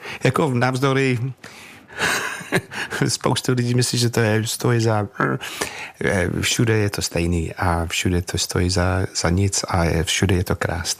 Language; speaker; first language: Czech; non-native, fluent; English